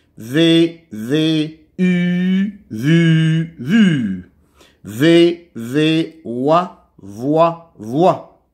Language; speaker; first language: French; non-native, local second language; Arabic